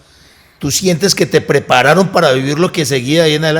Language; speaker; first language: Spanish; native; Spanish